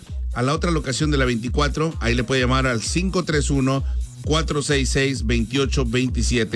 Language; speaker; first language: Spanish; native; Spanish